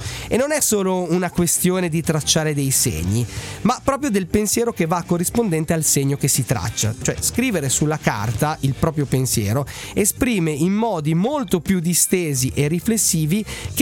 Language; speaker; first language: Italian; native; Italian